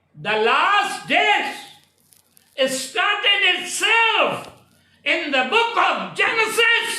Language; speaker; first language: English; non-native, local second language; Hindi